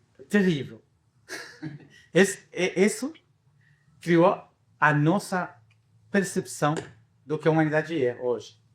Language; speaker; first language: Portuguese; non-native, fluent; Spanish